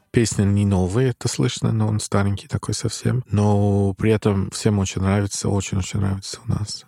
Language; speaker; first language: Russian; non-native, fluent; English